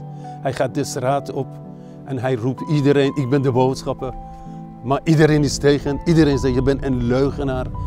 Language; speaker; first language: Dutch; non-native, fluent; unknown